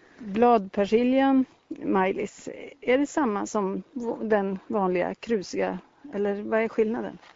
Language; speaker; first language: Swedish; native; Swedish